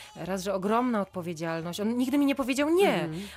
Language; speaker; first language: Polish; native; Polish